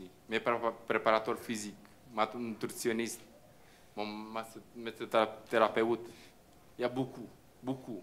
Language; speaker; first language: French; non-native, fluent; Romanian